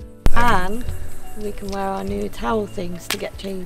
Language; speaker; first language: English; native; English